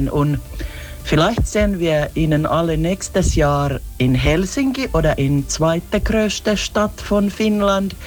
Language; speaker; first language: German; non-native, learner; Finnish